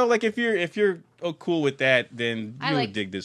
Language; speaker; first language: English; native; English